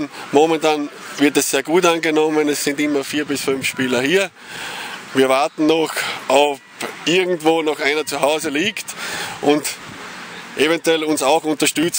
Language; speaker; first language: German; native; German